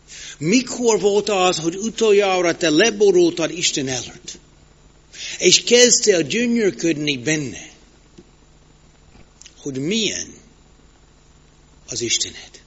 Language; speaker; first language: Hungarian; non-native, fluent; English